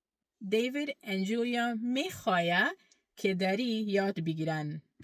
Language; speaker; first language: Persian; early bilingual, heritage; Persian